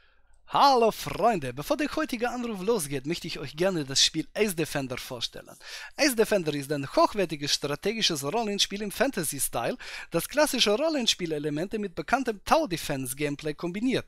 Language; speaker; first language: German; native; German